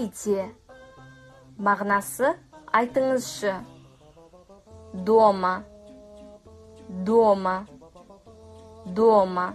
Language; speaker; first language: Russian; non-native, fluent; Kazakh